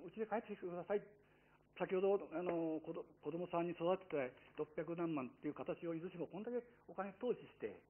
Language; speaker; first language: Japanese; native; Japanese